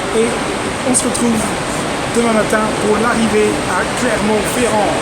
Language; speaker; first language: French; native; French